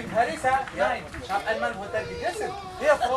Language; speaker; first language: German; non-native, learner; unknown